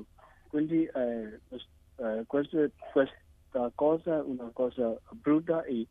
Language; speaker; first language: Italian; non-native, learner; Burmese